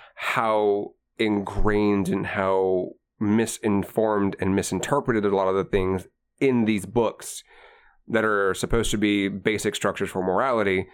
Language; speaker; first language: English; native; English